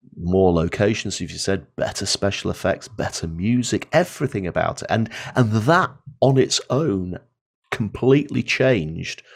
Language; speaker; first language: English; native; English